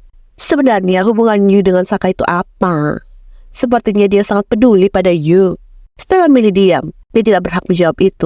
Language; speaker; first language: Indonesian; native; Indonesian